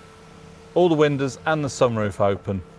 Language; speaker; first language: English; native; English